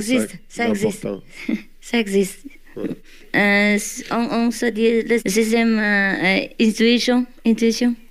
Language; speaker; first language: French; non-native, learner; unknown